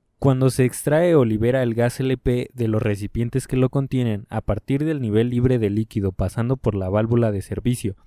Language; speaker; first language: Spanish; native; Spanish